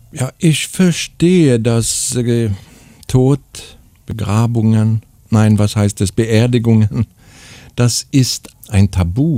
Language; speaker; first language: German; non-native, fluent; Swedish